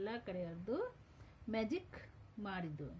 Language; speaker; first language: Kannada; non-native, fluent; Hindi